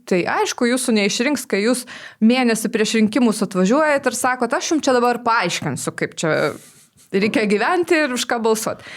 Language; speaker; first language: Lithuanian; non-native, local second language; Polish